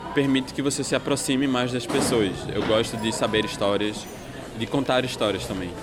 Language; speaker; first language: Portuguese; native; Portuguese